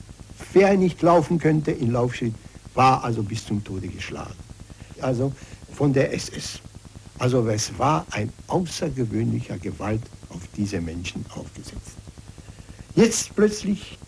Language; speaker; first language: German; non-native, fluent; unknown